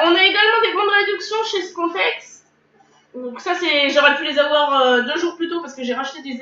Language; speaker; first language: French; native; French